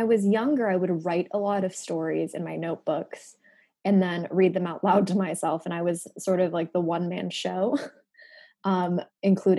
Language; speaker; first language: English; non-native, local second language; Japanese